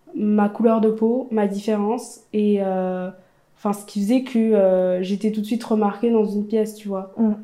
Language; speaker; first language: French; early bilingual, other home language; Amharic